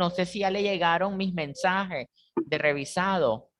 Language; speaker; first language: Spanish; native; Spanish